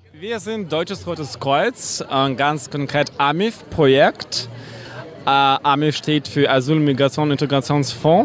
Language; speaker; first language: German; non-native, fluent; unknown